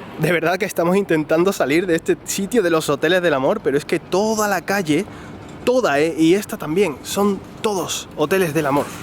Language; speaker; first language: Spanish; native; Spanish